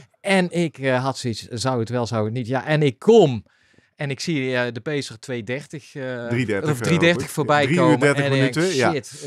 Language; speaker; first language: Dutch; native; Dutch